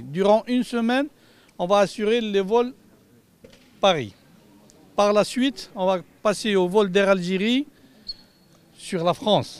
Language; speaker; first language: French; non-native, local second language; Arabic